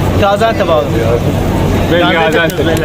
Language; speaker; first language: Turkish; native; Turkish